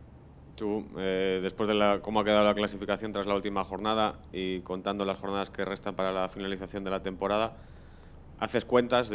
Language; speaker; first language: Spanish; native; Spanish